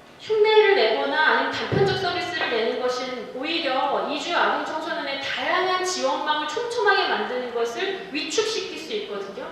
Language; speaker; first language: Korean; native; Korean